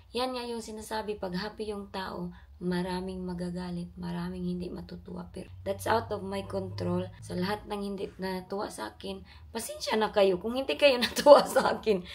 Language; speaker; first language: Filipino; non-native, local second language; Cebuano